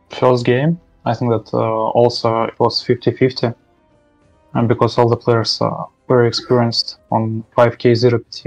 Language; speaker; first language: English; non-native, learner; Russian